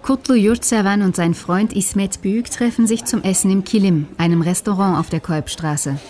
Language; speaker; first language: German; native; German